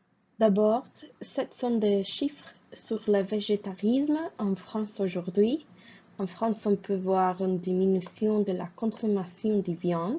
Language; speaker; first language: French; non-native, fluent; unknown